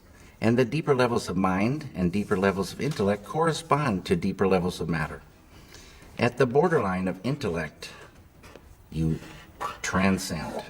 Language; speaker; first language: English; native; English